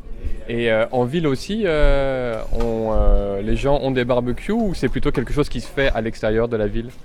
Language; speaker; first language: French; native; French